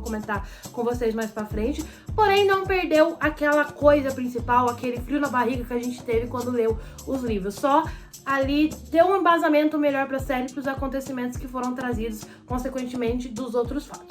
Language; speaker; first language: Portuguese; native; Portuguese